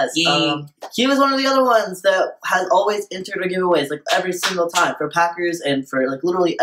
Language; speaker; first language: English; native; English